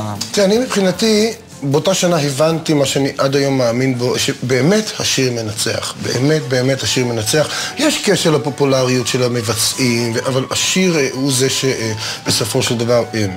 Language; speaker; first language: Hebrew; native; Hebrew